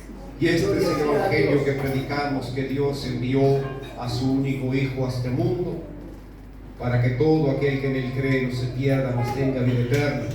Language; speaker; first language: Spanish; native; Spanish